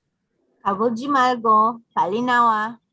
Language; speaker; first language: Korean; non-native, learner; English